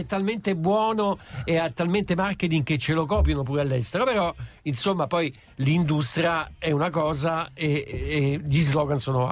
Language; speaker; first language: Italian; native; Italian